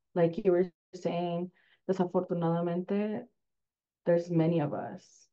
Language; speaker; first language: English; early bilingual, other home language; Spanish